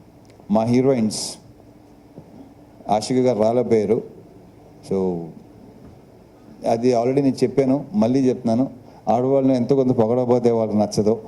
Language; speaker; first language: Telugu; native; Telugu